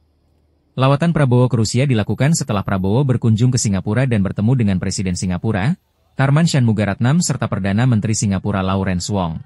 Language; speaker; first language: Indonesian; native; Indonesian